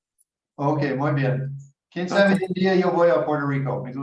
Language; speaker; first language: Spanish; non-native, learner; English